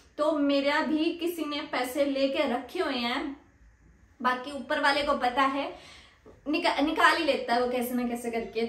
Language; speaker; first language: Hindi; non-native, local second language; Punjabi